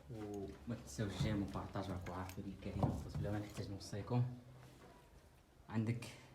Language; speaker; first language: Arabic; native; Arabic